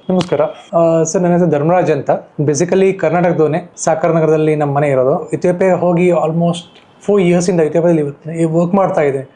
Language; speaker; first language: Kannada; native; Kannada